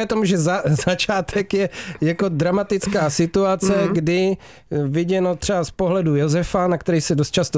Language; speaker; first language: Czech; native; Czech